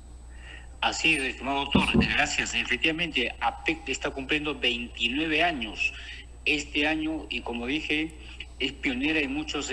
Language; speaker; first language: Spanish; native; Spanish